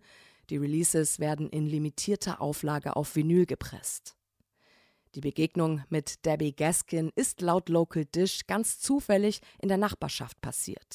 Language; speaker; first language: German; native; German